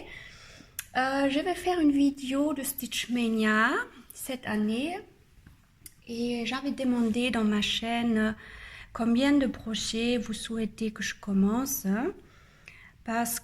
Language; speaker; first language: French; non-native, learner; German